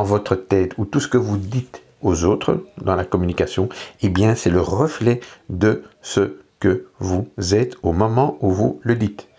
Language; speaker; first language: French; native; French